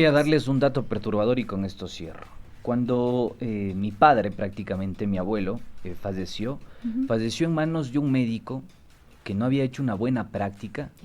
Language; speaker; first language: Spanish; native; Spanish